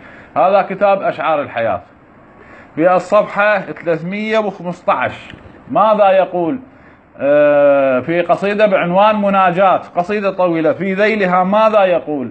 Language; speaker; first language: Arabic; native; Arabic